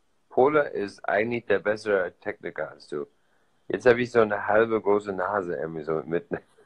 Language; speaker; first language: German; non-native, fluent; English